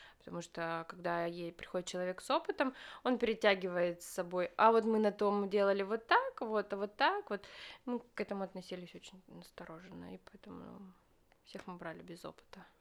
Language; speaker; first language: Russian; native; Russian